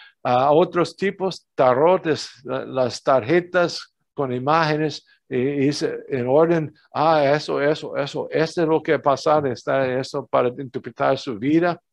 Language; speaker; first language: Spanish; non-native, fluent; English